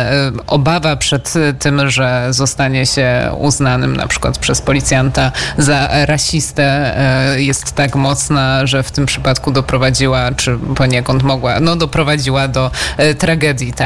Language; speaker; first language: Polish; native; Polish